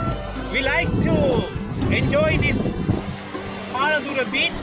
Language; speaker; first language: English; non-native, local second language; Sinhala